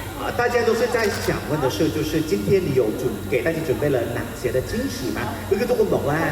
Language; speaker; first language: Chinese; non-native, fluent; Thai